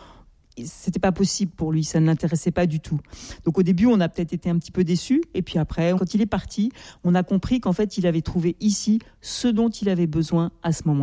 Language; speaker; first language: French; native; French